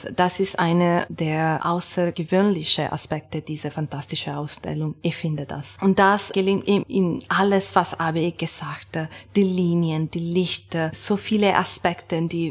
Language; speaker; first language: German; non-native, learner; Italian